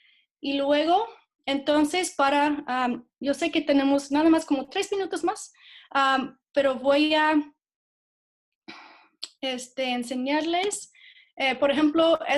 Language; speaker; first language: Spanish; non-native, fluent; English